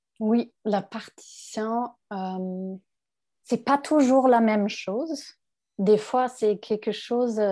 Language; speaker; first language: French; non-native, fluent; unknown